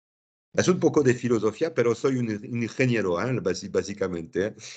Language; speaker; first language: Spanish; non-native, fluent; French